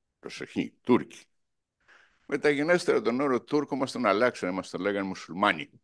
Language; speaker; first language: Greek; non-native, local second language; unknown